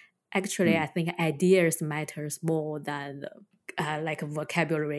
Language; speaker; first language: English; non-native, fluent; Chinese